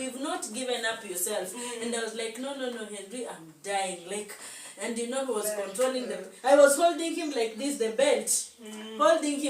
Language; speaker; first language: English; non-native, local second language; Swahili